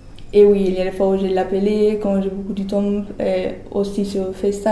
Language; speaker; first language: French; non-native, learner; German